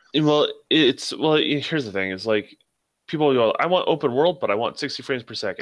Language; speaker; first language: English; native; English